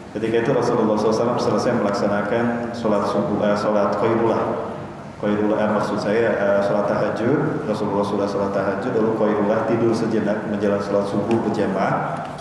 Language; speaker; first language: Indonesian; native; Indonesian